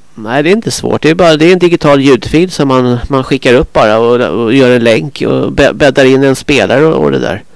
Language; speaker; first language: Swedish; native; Swedish